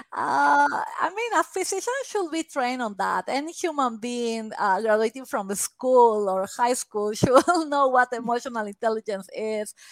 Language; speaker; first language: English; non-native, fluent; Spanish